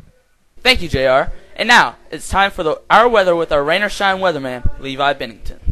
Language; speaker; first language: English; native; English